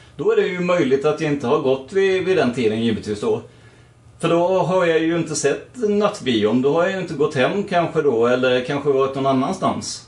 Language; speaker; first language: Swedish; native; Swedish